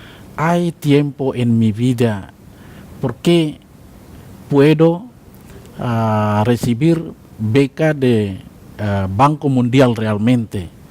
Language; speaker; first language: Spanish; non-native, learner; Indonesian